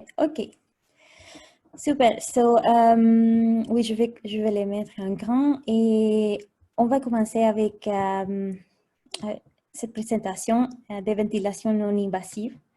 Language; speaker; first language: French; non-native, fluent; Spanish